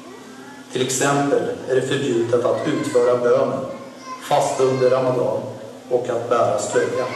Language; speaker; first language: Swedish; non-native, fluent; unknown